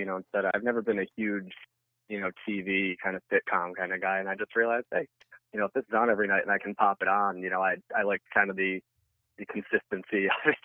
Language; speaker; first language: English; native; English